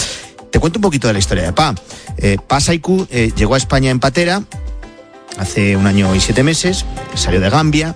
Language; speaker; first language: Spanish; native; Spanish